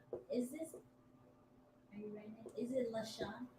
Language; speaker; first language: English; native; English